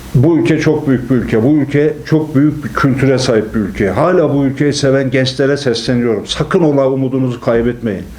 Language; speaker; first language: Turkish; native; Turkish